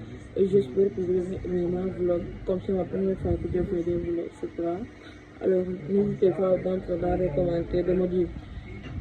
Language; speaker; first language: French; non-native, fluent; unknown